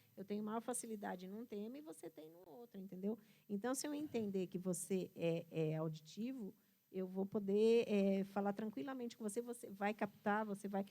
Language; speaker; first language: Portuguese; early bilingual, other home language; Italian